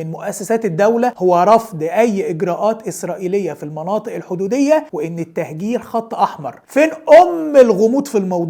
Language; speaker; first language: Arabic; native; Arabic